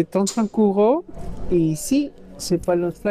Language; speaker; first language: French; non-native, fluent; Spanish